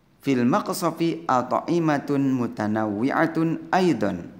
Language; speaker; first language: Arabic; non-native, fluent; Indonesian